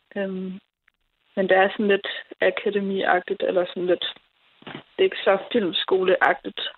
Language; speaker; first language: Danish; native; Danish